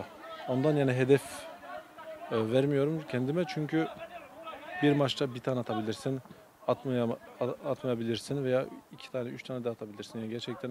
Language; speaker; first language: Turkish; early bilingual, other home language; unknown